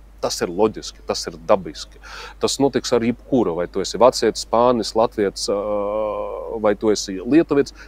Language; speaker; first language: Latvian; non-native, local second language; Russian